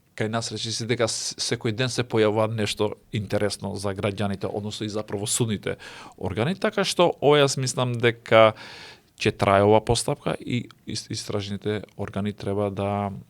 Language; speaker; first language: Macedonian; non-native, local second language; Albanian